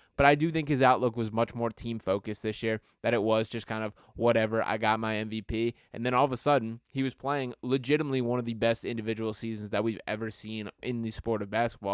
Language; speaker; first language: English; native; English